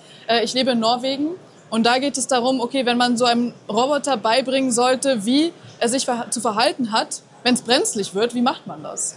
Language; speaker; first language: German; native; German